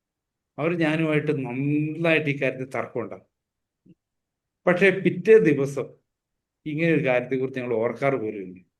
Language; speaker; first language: Malayalam; native; Malayalam